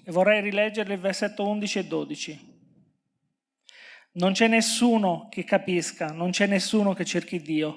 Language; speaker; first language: Italian; native; Italian